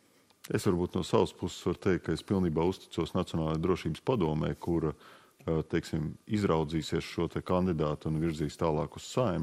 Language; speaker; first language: Latvian; native; Latvian